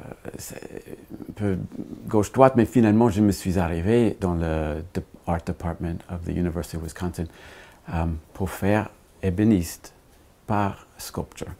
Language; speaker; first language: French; non-native, fluent; English